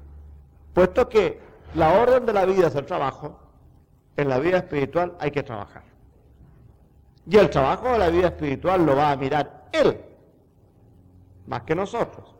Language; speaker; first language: Spanish; native; Spanish